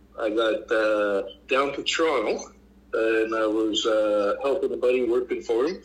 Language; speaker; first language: English; native; English